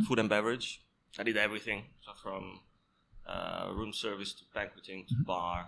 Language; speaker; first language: English; non-native, fluent; Italian